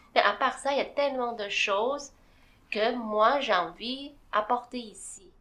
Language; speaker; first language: French; non-native, fluent; Chinese